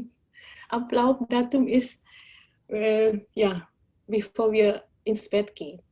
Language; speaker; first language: German; non-native, fluent; Indonesian